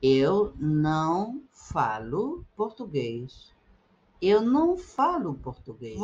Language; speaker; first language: Portuguese; non-native, fluent; Spanish